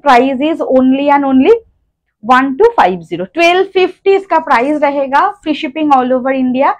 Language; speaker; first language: Hindi; non-native, local second language; Bangla